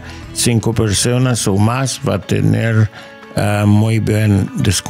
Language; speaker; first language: Spanish; non-native, fluent; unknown